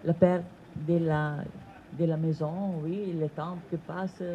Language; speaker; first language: French; non-native, fluent; Italian